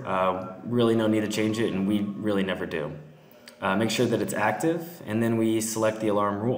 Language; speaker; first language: English; native; English